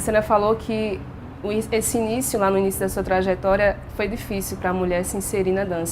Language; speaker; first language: Portuguese; native; Portuguese